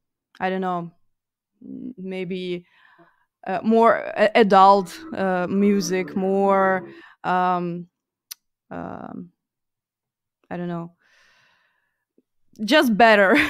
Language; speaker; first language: English; non-native, fluent; Russian